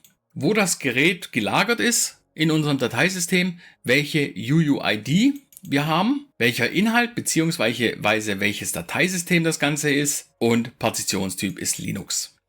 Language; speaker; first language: German; native; German